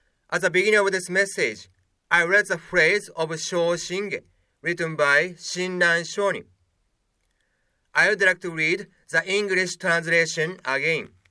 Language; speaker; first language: English; non-native, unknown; Japanese